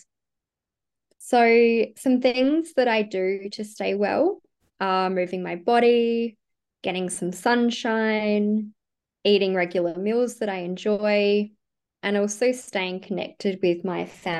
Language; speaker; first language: English; native; English